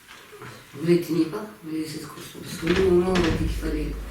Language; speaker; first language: French; native; French